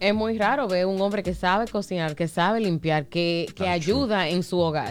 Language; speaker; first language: Spanish; early bilingual, heritage; Spanish